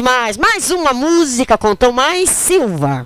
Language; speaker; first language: Portuguese; native; Portuguese